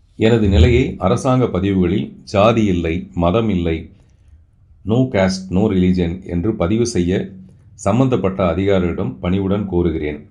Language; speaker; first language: Tamil; non-native, local second language; Telugu